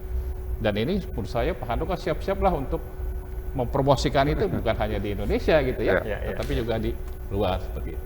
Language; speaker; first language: Indonesian; native; Indonesian